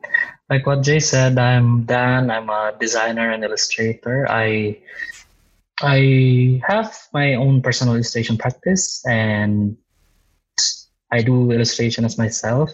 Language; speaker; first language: English; non-native, local second language; Waray